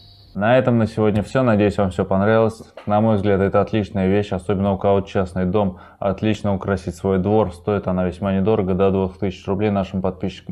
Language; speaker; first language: Russian; native; Russian